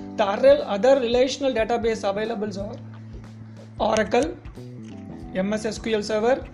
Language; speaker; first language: English; non-native, local second language; Tamil